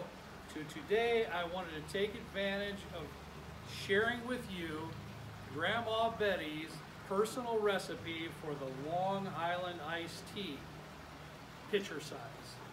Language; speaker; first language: English; native; English